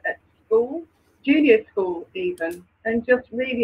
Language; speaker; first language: English; native; English